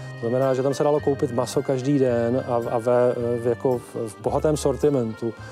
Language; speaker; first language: Czech; native; Czech